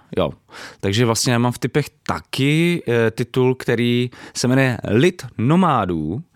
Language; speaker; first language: Czech; native; Czech